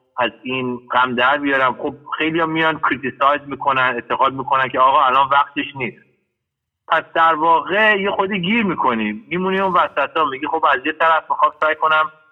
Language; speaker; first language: Persian; early bilingual, heritage; Persian